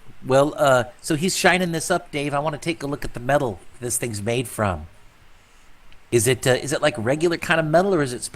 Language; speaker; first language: English; native; English